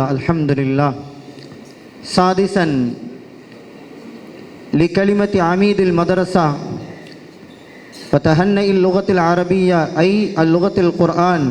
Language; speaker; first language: Arabic; non-native, fluent; Tamil